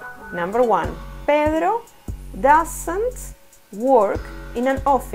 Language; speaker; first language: English; non-native, fluent; Spanish